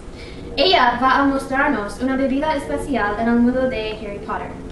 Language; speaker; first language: Spanish; non-native, learner; English